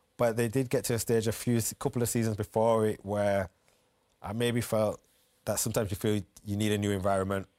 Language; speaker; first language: English; native; English